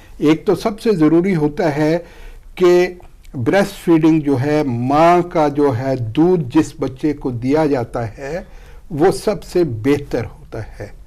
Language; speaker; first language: Urdu; non-native, local second language; Punjabi